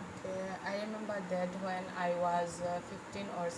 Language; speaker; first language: English; non-native, fluent; Bangla